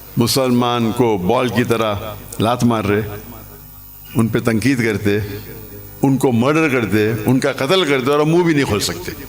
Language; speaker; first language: Urdu; non-native, local second language; English